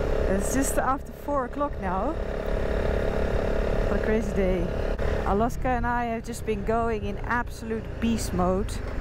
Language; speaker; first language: English; non-native, fluent; Dutch